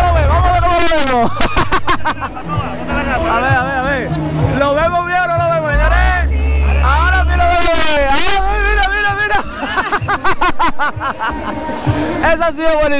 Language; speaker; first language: Spanish; native; Spanish